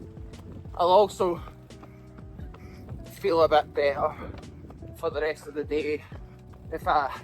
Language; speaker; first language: English; native; English